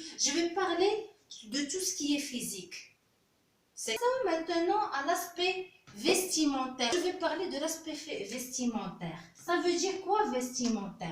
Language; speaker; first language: French; non-native, local second language; Arabic